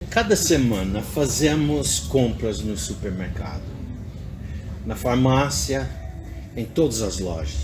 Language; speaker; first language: Portuguese; non-native, fluent; English